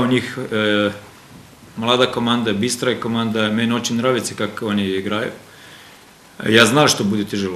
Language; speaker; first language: Russian; non-native, learner; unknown